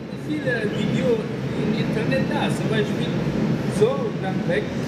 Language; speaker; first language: German; non-native, learner; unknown